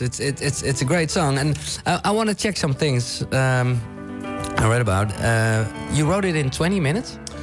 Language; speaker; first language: English; non-native, fluent; Dutch